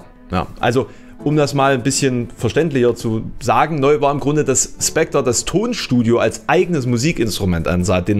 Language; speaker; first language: German; native; German